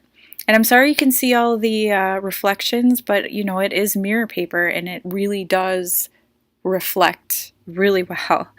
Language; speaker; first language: English; native; English